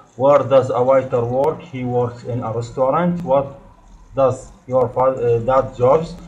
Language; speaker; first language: English; non-native, learner; Arabic